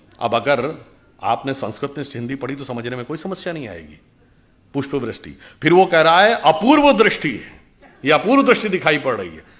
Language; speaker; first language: Hindi; native; Hindi